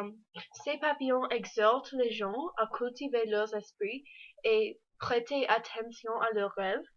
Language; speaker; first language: French; non-native, learner; English